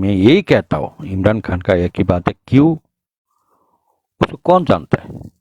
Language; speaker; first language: Hindi; non-native, learner; Bangla